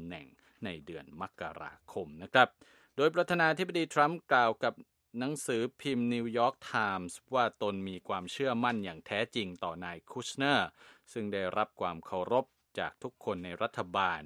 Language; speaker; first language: Thai; native; Thai